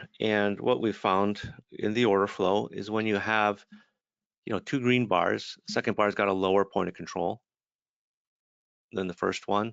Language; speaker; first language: English; native; English